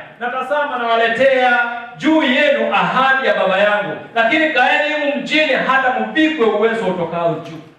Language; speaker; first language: Swahili; non-native, local second language; Luyia